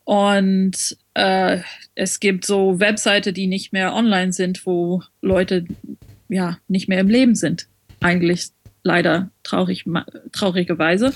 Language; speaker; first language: German; non-native, learner; French